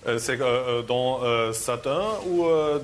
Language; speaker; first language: French; non-native, learner; German